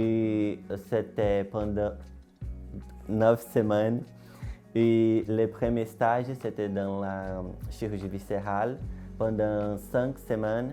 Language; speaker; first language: French; non-native, learner; Portuguese